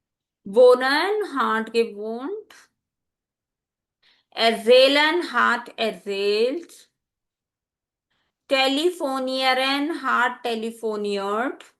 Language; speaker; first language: German; non-native, learner; Hindi